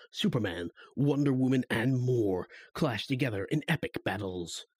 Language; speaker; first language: English; native; English